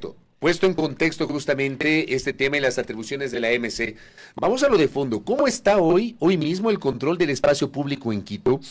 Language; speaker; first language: Spanish; native; Spanish